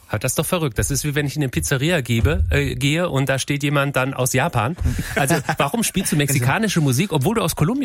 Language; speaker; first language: German; native; German